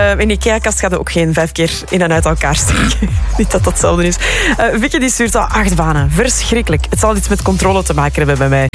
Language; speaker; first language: Dutch; native; Dutch